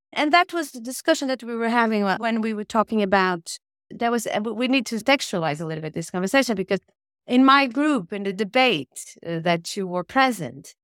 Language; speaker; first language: English; non-native, fluent; Portuguese